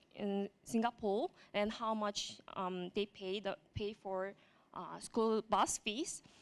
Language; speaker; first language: English; non-native, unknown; Korean